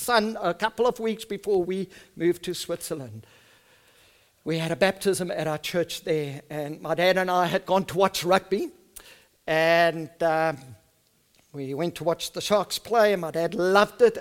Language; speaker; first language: English; non-native, local second language; Afrikaans